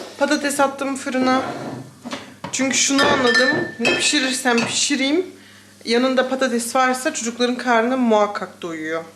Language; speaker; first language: Turkish; early bilingual, heritage; Turkish